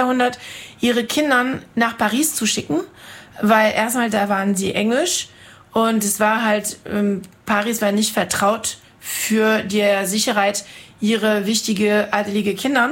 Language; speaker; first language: German; non-native, fluent; French